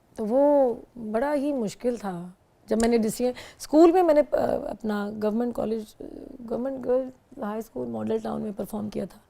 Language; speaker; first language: Urdu; non-native, local second language; Punjabi